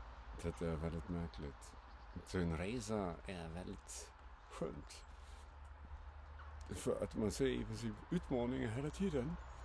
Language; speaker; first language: Swedish; non-native, fluent; German